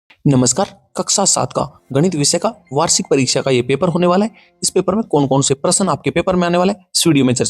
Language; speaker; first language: Hindi; native; Hindi